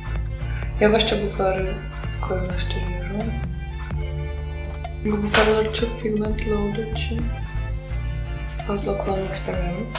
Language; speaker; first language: Turkish; non-native, fluent; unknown